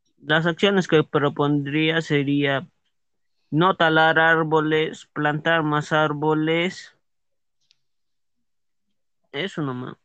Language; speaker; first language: Spanish; native; Spanish